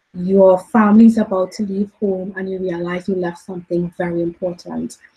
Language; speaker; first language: English; native; English